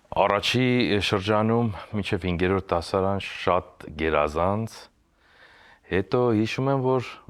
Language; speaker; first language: Armenian; early bilingual, heritage; Armenian